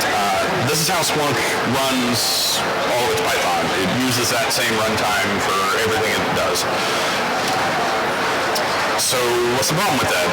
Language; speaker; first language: English; native; English